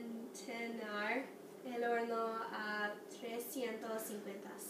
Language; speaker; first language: Spanish; non-native, learner; English